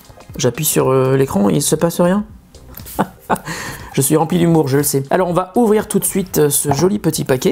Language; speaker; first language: French; native; French